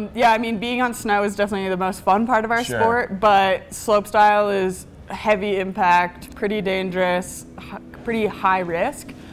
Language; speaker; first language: English; native; English